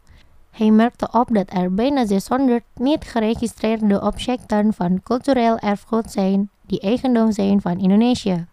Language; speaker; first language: Dutch; non-native, fluent; Indonesian